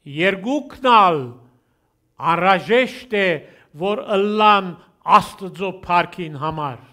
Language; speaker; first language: Armenian; early bilingual, heritage; Armenian